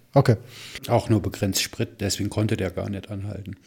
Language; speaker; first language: German; non-native, fluent; Arabic